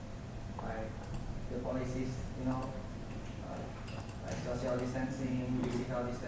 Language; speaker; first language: English; non-native, learner; Indonesian